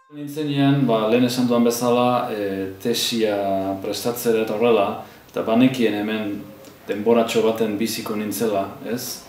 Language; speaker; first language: Basque; non-native, fluent; German